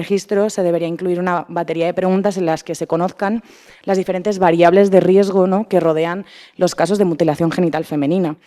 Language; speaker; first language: Spanish; native; Spanish